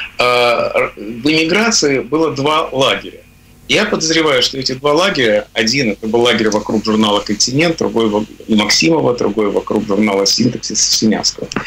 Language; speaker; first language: Russian; native; Russian